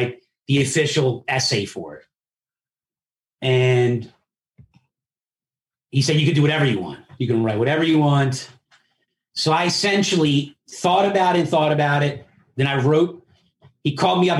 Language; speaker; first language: English; early bilingual, other home language; Italian